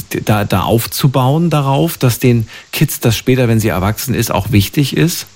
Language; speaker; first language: German; native; German